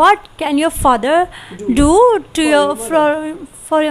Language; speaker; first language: English; non-native, learner; Hindi